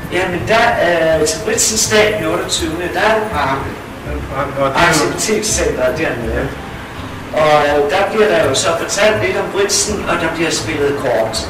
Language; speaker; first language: Danish; native; Danish